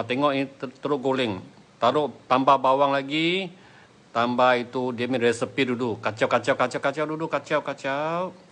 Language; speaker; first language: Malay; non-native, local second language; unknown